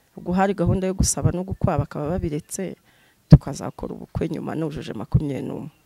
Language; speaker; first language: Kinyarwanda; native; Kinyarwanda